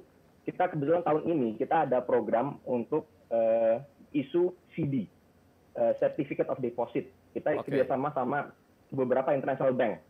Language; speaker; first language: Indonesian; native; Indonesian